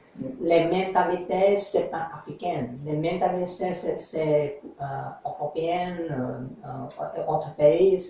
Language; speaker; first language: French; non-native, learner; English